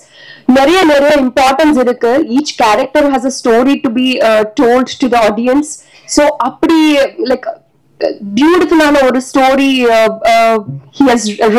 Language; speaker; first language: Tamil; non-native, learner; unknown